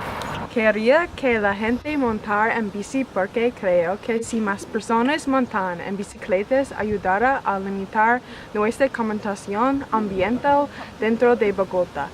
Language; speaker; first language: Spanish; non-native, fluent; English